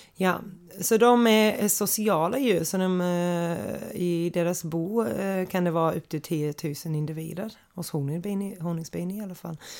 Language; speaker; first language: Swedish; non-native, fluent; English